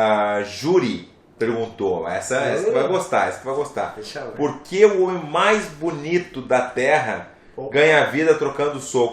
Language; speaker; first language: Portuguese; native; Portuguese